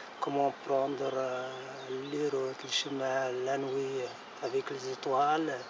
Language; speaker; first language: French; non-native, learner; Arabic